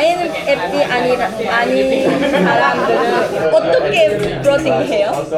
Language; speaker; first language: Korean; non-native, learner; Japanese